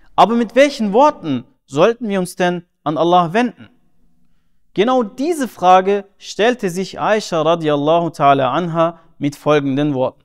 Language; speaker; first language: German; early bilingual, other home language; Turkish